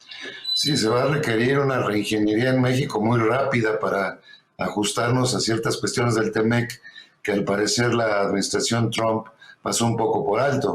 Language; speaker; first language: Spanish; native; Spanish